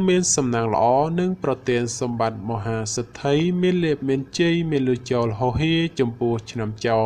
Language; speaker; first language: Khmer; native; Khmer